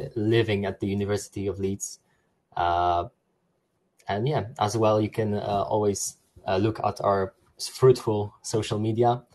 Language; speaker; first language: English; non-native, fluent; Polish